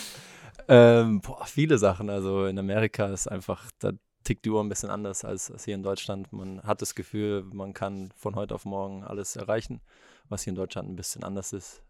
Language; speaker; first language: German; native; German